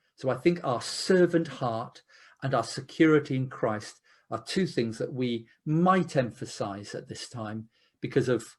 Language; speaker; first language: English; native; English